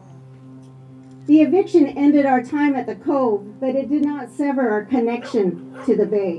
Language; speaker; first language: English; native; English